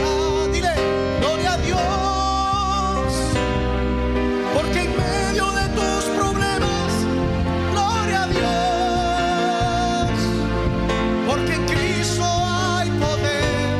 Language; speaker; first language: Spanish; native; Spanish